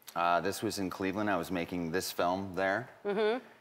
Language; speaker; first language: English; native; English